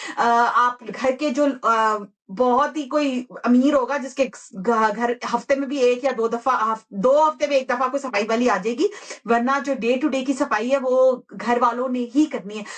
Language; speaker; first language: Urdu; native; Urdu